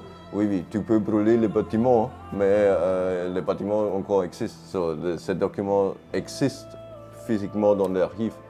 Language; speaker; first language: French; non-native, learner; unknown